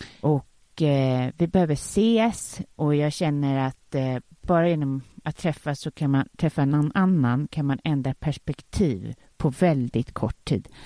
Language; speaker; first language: Swedish; native; Swedish